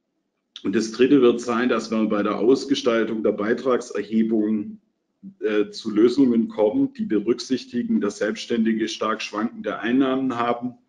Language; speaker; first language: German; native; German